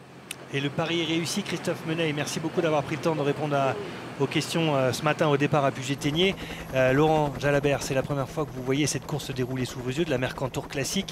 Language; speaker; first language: French; native; French